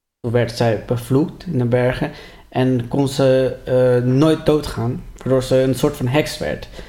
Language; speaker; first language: Dutch; early bilingual, other home language; Spanish